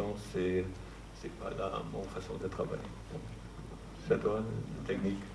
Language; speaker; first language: French; non-native, fluent; German